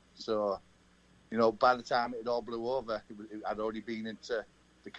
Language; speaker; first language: English; native; English